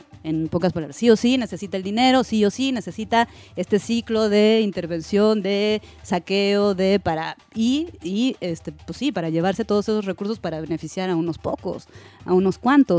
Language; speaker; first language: Spanish; native; Spanish